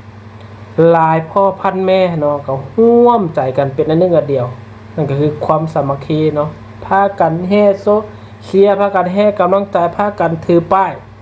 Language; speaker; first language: Thai; non-native, local second language; Lao